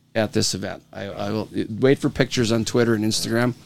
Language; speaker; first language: English; native; English